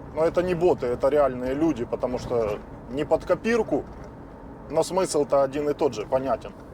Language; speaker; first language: Russian; non-native, local second language; Ukrainian